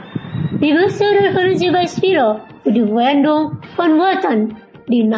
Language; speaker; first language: German; non-native, learner; Indonesian